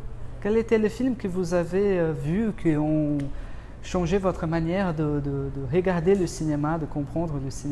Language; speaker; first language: French; non-native, fluent; Portuguese